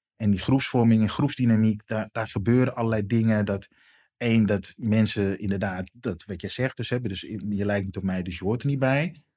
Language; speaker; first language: Dutch; native; Dutch